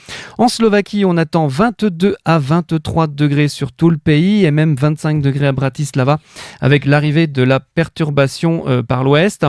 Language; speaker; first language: French; native; French